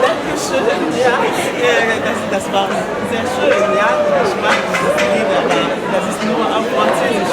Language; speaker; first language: German; non-native, learner; Lingala